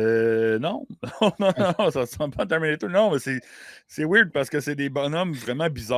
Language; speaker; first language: French; native; French